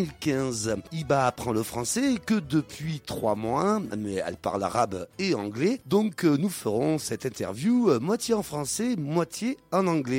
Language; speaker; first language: French; native; French